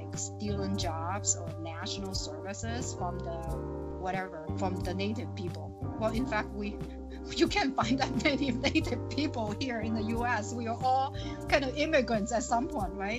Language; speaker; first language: English; non-native, fluent; Chinese